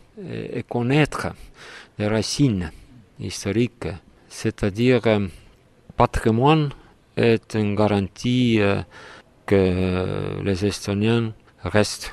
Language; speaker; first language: French; non-native, fluent; Estonian